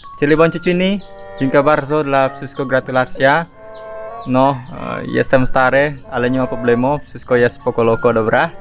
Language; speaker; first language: Polish; non-native, learner; Indonesian